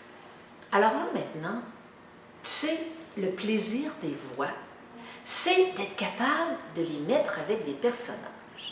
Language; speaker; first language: French; native; French